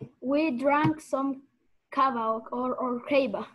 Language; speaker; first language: English; non-native, learner; Spanish